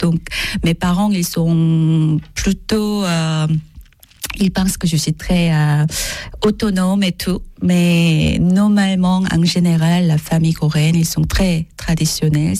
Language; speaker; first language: French; non-native, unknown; Korean